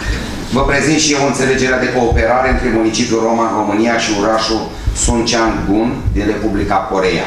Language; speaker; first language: Romanian; native; Romanian